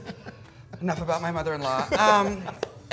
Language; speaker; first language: English; native; English